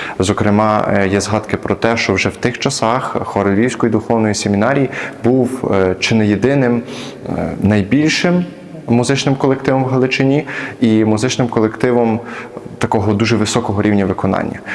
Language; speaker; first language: Ukrainian; native; Ukrainian